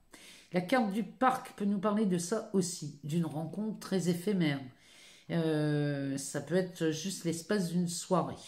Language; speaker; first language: French; native; French